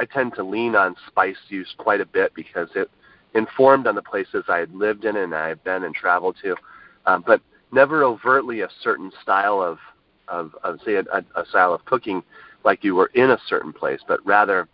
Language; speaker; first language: English; native; English